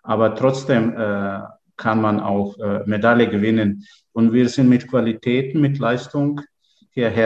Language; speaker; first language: German; non-native, fluent; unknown